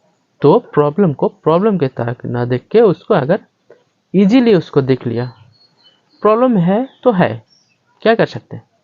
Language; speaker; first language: Hindi; non-native, local second language; Bangla